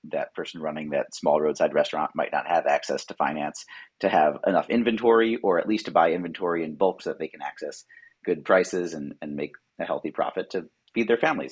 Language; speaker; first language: English; native; English